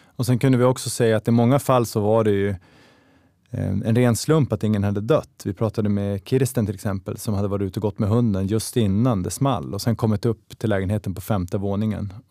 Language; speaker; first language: Swedish; native; Swedish